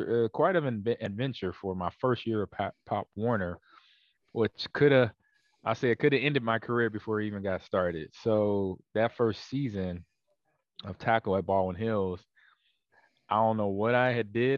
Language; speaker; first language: English; native; English